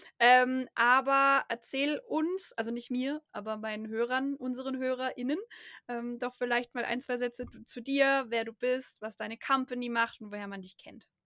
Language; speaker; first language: German; native; German